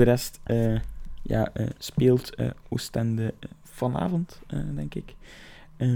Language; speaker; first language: Dutch; native; Dutch